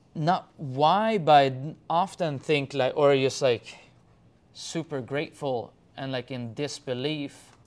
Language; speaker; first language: English; non-native, fluent; Swedish